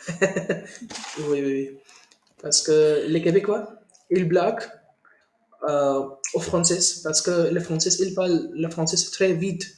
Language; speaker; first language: French; non-native, learner; Hindi